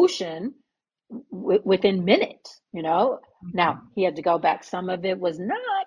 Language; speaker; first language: English; native; English